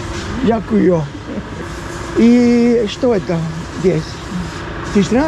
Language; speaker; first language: Russian; non-native, learner; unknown